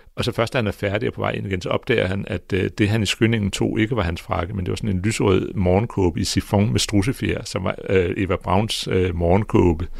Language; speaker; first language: Danish; native; Danish